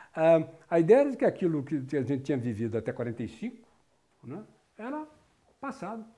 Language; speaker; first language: Portuguese; native; Portuguese